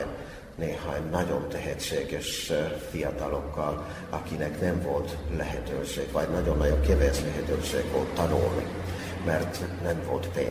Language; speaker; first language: Hungarian; non-native, fluent; Finnish